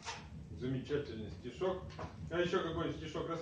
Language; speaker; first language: Russian; native; Russian